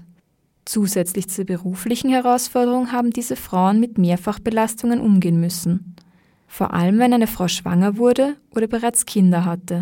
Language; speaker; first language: German; native; German